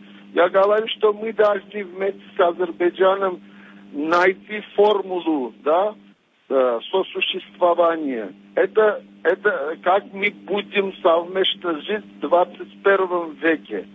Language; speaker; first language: Russian; non-native, fluent; Armenian